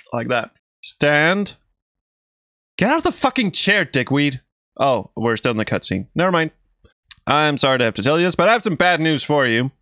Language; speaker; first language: English; non-native, fluent; Danish